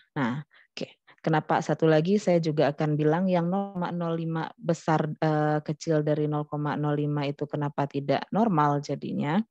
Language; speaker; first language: Indonesian; non-native, local second language; Minangkabau